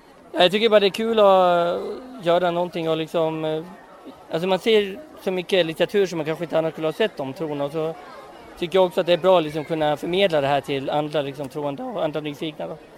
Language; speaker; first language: Swedish; native; Swedish